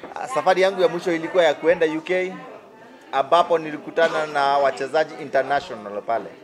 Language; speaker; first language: Swahili; non-native, local second language; Kikuyu